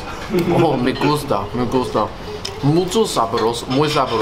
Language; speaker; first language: Spanish; non-native, learner; English